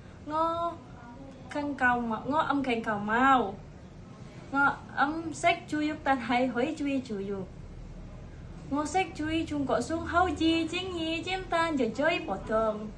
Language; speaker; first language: Cantonese; non-native, learner; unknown